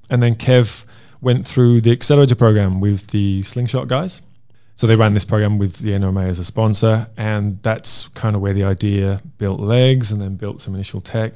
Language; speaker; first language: English; native; English